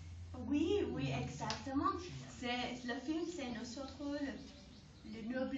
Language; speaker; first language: French; non-native, learner; Spanish